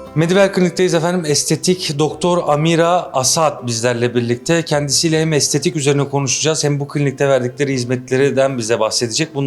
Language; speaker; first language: Turkish; native; Turkish